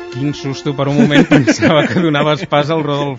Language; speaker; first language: Catalan; native; Catalan